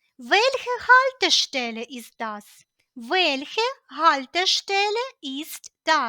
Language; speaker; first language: German; non-native, fluent; Ukrainian